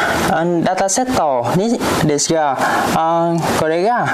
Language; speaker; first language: Japanese; non-native, learner; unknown